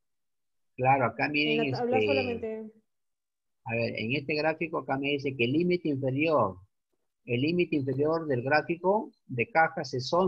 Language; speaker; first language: Spanish; native; Spanish